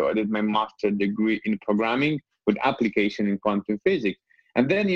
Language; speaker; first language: English; non-native, fluent; Polish